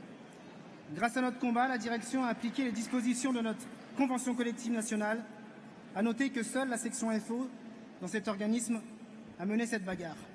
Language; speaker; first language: French; native; French